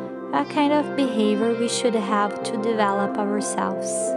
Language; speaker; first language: English; non-native, fluent; Portuguese